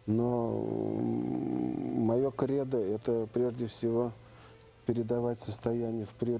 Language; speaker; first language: Russian; native; Russian